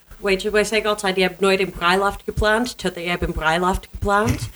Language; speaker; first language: Dutch; non-native, learner; English